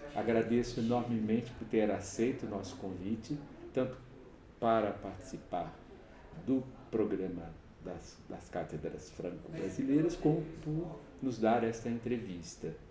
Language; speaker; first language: Portuguese; native; Portuguese